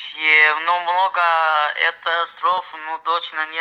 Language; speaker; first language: Russian; non-native, learner; Chinese